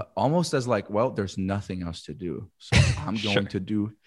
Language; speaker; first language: English; non-native, fluent; Portuguese